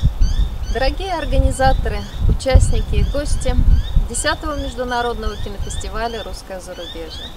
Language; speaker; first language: Russian; native; Russian